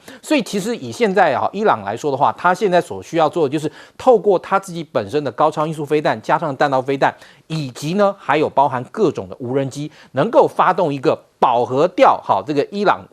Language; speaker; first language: Chinese; native; Chinese